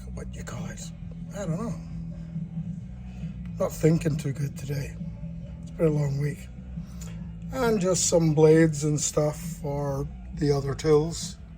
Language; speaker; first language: English; native; English